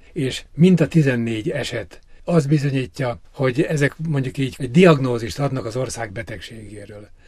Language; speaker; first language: Hungarian; native; Hungarian